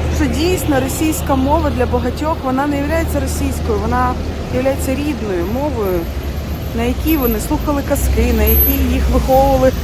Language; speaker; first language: Ukrainian; non-native, local second language; Russian